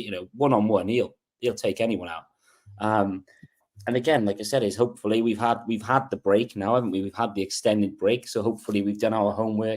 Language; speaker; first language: English; native; English